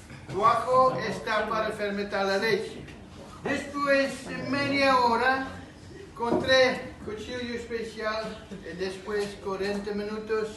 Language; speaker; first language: Spanish; non-native, learner; Dutch